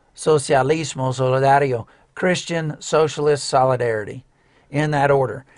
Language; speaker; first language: English; native; English